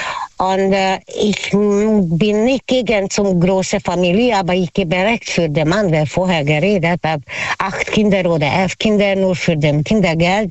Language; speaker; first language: German; non-native, learner; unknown